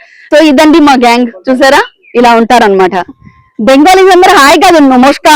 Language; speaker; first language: Telugu; non-native, local second language; Bangla